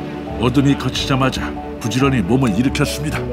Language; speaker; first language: Korean; native; Korean